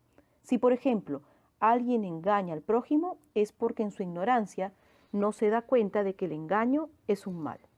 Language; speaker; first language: Spanish; native; Spanish